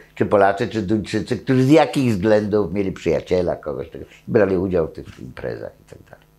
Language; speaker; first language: Polish; native; Polish